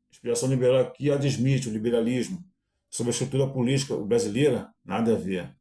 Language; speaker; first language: Portuguese; native; Portuguese